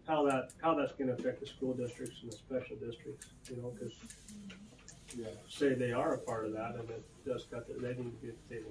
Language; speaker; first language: English; native; English